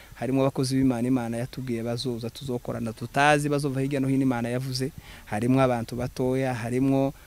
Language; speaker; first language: Kinyarwanda; native; Kinyarwanda